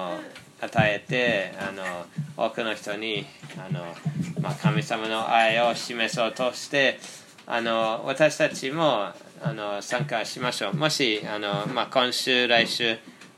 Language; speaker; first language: Japanese; non-native, fluent; English